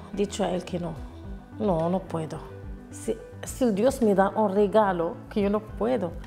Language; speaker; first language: Spanish; non-native, learner; Arabic